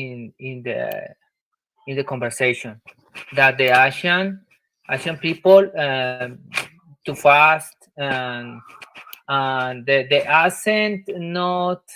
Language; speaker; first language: English; non-native, learner; Spanish